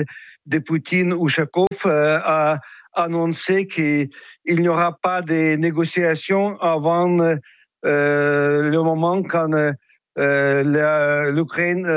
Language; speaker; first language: French; non-native, fluent; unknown